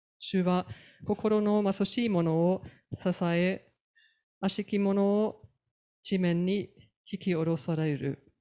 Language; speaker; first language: Japanese; native; Japanese